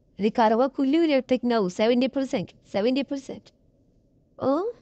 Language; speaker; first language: English; non-native, local second language; Filipino